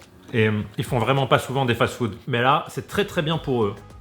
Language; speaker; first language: French; native; French